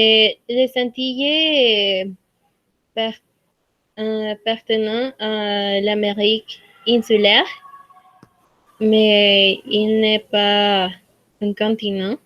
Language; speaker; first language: French; non-native, learner; Spanish